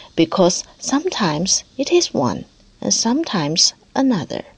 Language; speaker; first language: English; non-native, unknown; Chinese